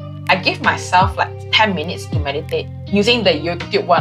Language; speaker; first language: English; non-native, local second language; Chinese